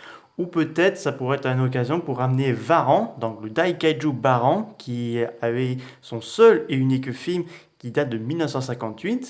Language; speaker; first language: French; native; French